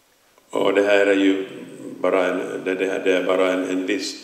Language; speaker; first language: Swedish; non-native, local second language; Finnish